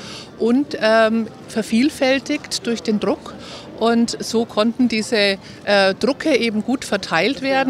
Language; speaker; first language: German; native; German